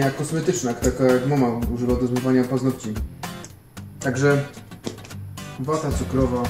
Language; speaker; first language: Polish; native; Polish